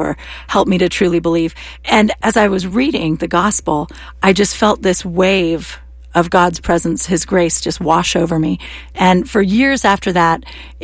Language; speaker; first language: English; native; English